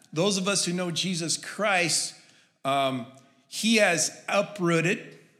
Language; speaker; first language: English; native; English